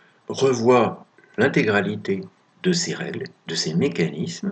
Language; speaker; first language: French; native; French